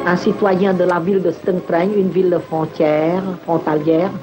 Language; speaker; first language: French; non-native, local second language; Khmer